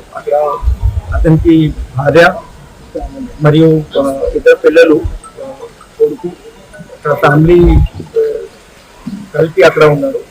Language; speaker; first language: Telugu; non-native, learner; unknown